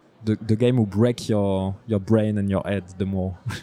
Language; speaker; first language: English; non-native, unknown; French